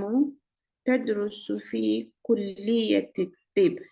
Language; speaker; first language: Arabic; non-native, learner; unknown